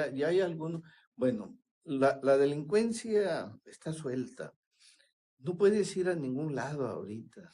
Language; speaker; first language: Spanish; native; Spanish